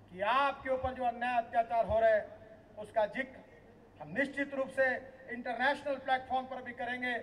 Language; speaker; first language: Hindi; non-native, local second language; Marathi